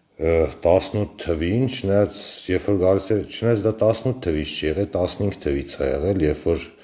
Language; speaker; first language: Armenian; native; Armenian